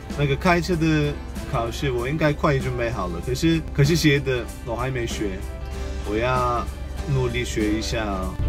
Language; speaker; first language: Chinese; non-native, fluent; Swedish